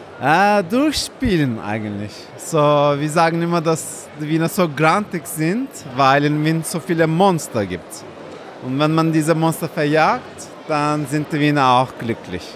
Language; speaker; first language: German; non-native, fluent; Turkish